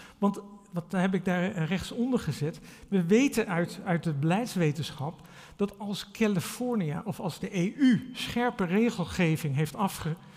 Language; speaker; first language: Dutch; native; Dutch